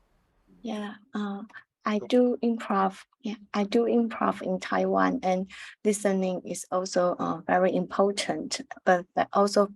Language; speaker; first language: English; non-native, learner; Chinese